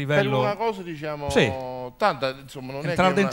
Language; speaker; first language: Italian; native; Italian